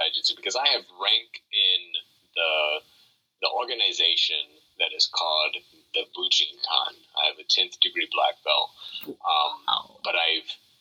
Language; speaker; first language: English; native; English